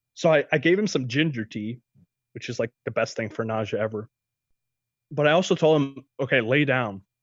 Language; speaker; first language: English; early bilingual, other home language; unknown